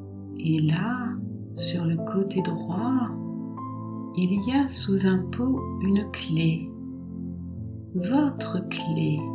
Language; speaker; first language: French; native; French